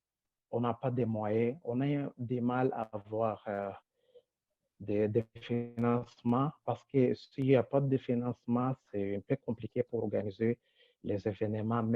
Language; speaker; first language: French; non-native, local second language; Rundi